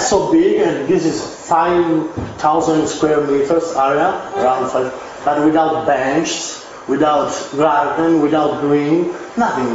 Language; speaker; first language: English; non-native, learner; Italian